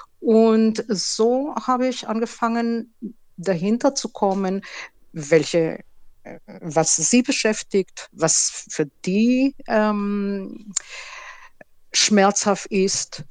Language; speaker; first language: German; non-native, fluent; Hebrew